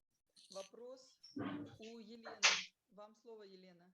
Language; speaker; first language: Russian; native; Russian